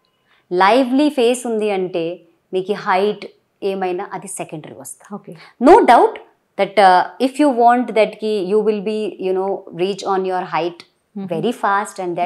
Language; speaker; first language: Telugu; non-native, local second language; Hindi